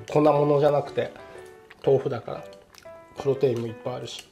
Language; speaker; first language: Japanese; native; Japanese